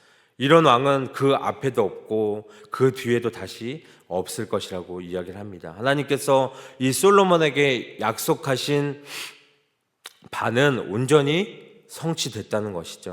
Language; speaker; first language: Korean; native; Korean